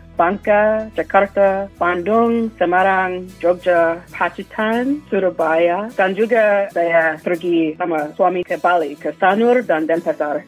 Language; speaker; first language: Indonesian; non-native, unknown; English